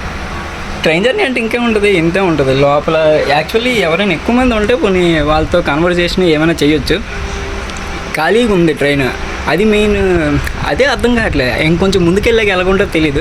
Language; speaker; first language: Telugu; native; Telugu